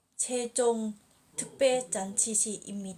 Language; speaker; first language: Korean; non-native, learner; Thai